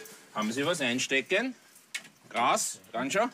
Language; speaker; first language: German; native; German